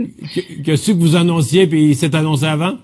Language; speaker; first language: French; native; French